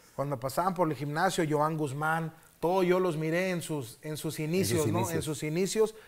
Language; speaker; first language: Spanish; early bilingual, heritage; Spanish